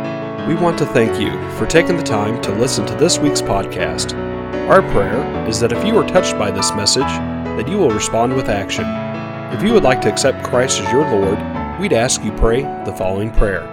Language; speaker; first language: English; native; English